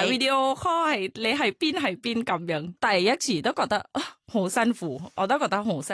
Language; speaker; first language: Cantonese; non-native, learner; Thai